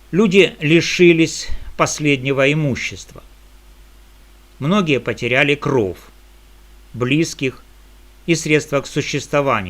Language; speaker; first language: Russian; native; Russian